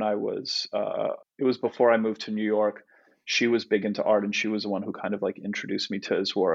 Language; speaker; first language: English; non-native, fluent; Polish